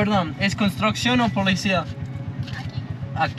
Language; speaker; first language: Spanish; non-native, learner; English